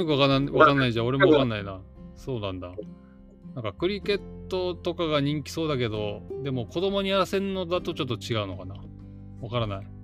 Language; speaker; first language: Japanese; native; Japanese